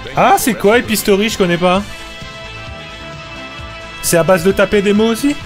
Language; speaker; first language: French; native; French